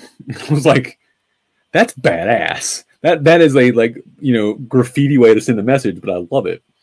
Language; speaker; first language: English; native; English